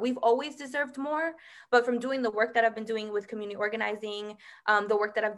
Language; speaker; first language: English; native; English